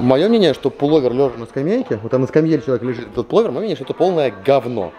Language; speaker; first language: Russian; non-native, fluent; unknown